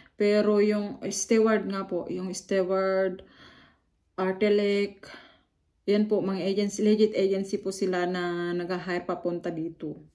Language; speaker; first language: Filipino; non-native, local second language; Iloko